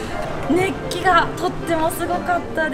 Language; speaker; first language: Japanese; native; Japanese